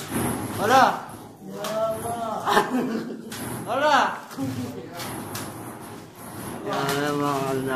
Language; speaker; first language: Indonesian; non-native, learner; Filipino